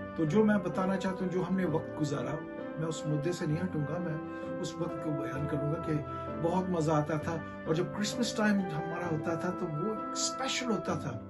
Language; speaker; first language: Urdu; native; Urdu